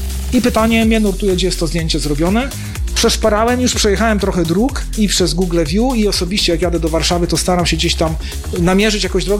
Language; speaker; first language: Polish; native; Polish